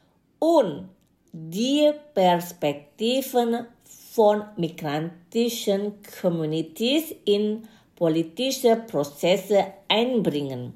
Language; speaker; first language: German; non-native, fluent; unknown